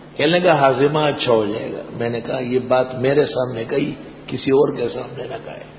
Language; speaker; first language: Urdu; non-native, local second language; Pashto